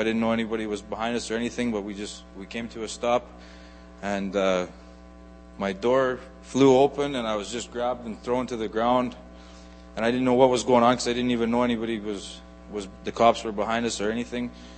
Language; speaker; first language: English; native; English